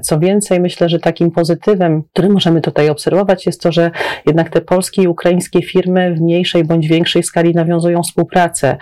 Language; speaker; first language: Polish; native; Polish